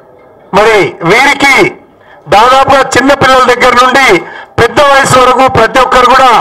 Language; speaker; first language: Telugu; native; Telugu